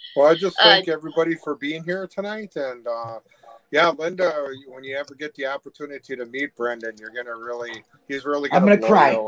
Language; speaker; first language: English; native; English